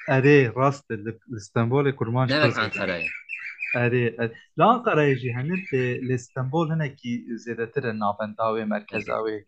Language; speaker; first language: Kurdish; native; Kurdish